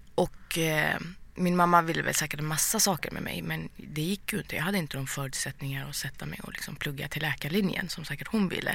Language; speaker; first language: Swedish; early bilingual, other home language; Persian